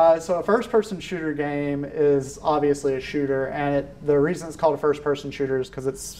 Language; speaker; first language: English; native; English